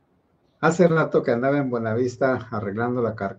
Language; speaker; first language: Spanish; native; Spanish